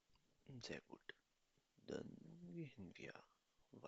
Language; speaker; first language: German; non-native, fluent; Urdu